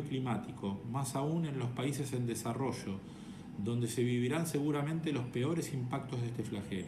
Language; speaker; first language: Spanish; native; Spanish